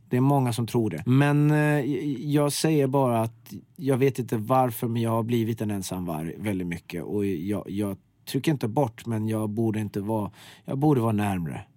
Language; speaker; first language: Swedish; early bilingual, other home language; Persian